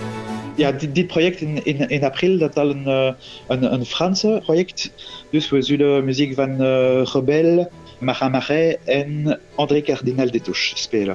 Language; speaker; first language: Dutch; non-native, local second language; French